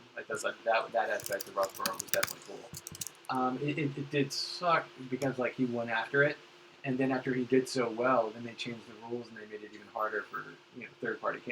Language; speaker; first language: English; native; English